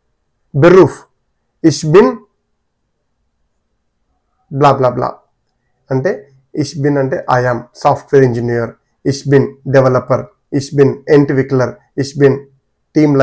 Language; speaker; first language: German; non-native, fluent; Telugu